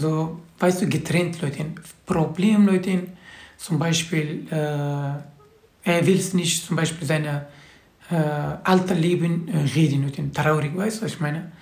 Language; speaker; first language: German; non-native, learner; Turkish